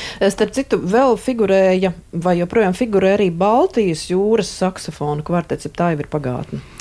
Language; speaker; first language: Latvian; native; Latvian